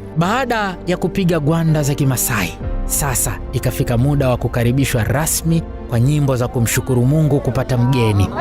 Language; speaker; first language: Swahili; native; Swahili